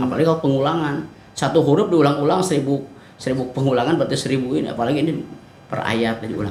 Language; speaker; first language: Indonesian; non-native, local second language; Sundanese